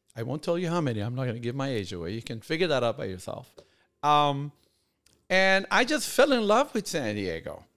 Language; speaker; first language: English; non-native, fluent; Persian